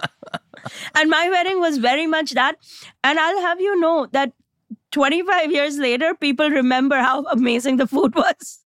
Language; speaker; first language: English; non-native, local second language; Gujarati